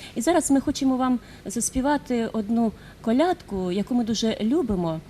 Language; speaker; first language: Ukrainian; native; Ukrainian